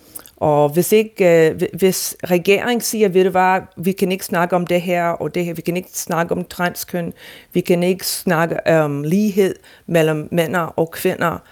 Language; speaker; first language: Danish; non-native, fluent; English